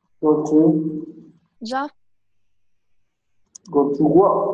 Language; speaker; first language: English; non-native, learner; Vietnamese